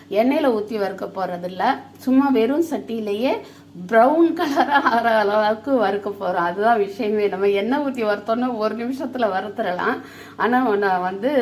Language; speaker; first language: Tamil; native; Tamil